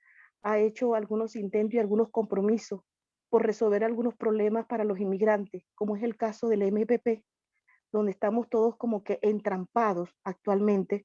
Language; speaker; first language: Spanish; native; Spanish